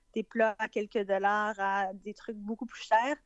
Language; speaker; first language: French; native; French